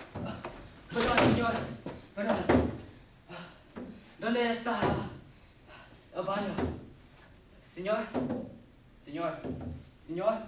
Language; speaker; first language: Spanish; non-native, learner; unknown